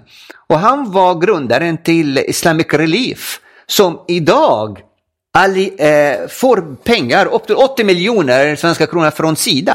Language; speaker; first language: Swedish; non-native, fluent; Arabic